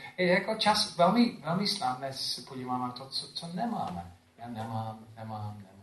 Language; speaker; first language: Czech; non-native, fluent; English